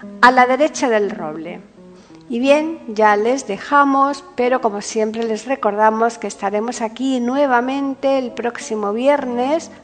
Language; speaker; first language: Spanish; native; Spanish